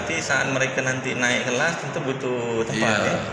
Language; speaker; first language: Indonesian; native; Indonesian